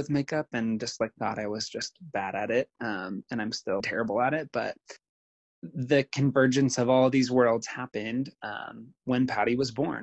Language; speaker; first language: English; native; English